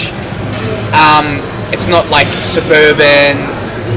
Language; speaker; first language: English; native; English